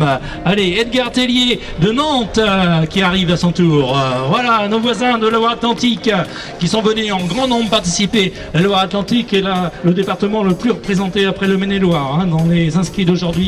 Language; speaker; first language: French; native; French